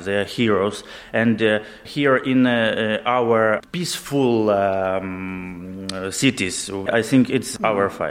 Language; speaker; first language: English; non-native, learner; Ukrainian